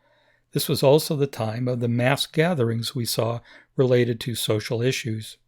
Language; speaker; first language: English; native; English